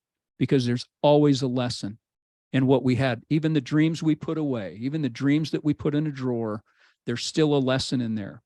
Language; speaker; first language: English; native; English